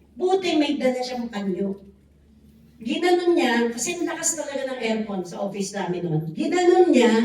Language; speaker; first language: Filipino; native; Filipino